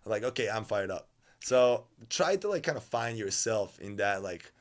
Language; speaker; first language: English; non-native, fluent; Serbian